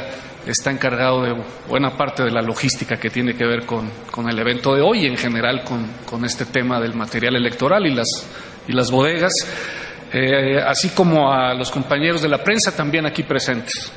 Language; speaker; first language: Spanish; native; Spanish